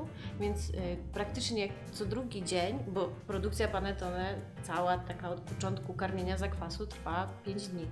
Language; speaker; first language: Polish; native; Polish